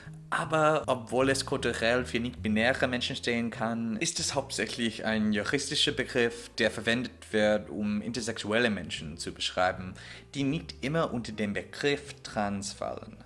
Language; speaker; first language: German; non-native, fluent; English